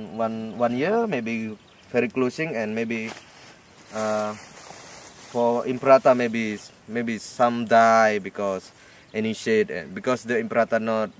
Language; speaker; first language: English; non-native, learner; Indonesian